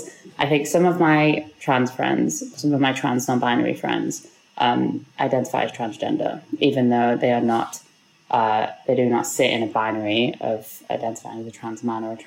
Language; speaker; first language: English; native; English